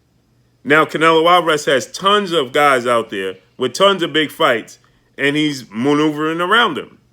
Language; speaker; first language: English; native; English